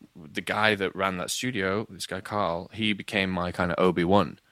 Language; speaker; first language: English; native; English